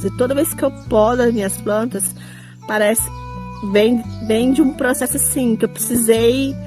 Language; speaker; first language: Portuguese; native; Portuguese